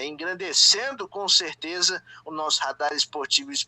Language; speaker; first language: Portuguese; native; Portuguese